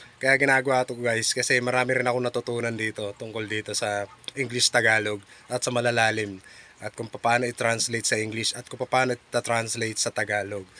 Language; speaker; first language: Filipino; native; Filipino